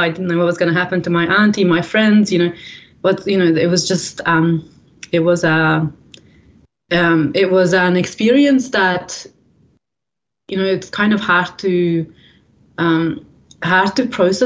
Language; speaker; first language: English; early bilingual, other home language; Persian